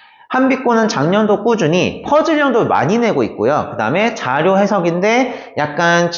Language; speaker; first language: Korean; native; Korean